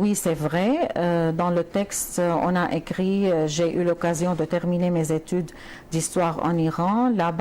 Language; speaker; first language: French; non-native, fluent; Arabic